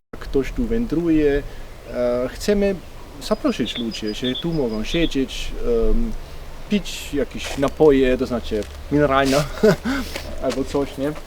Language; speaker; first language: Polish; non-native, fluent; German